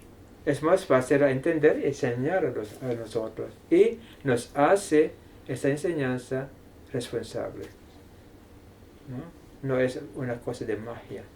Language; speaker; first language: Spanish; non-native, fluent; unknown